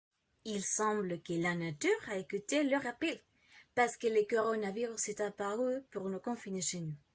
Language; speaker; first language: French; non-native, learner; Spanish